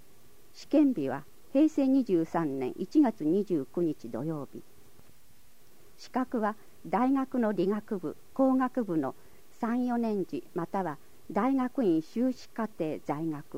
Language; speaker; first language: Japanese; native; Japanese